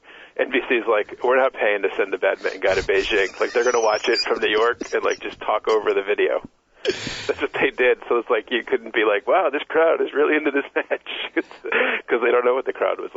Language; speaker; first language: English; native; English